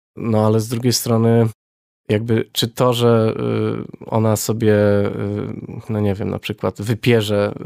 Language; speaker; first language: Polish; native; Polish